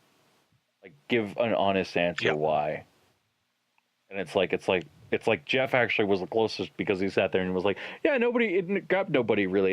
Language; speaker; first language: English; native; English